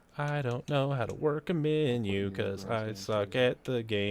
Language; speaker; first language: English; native; English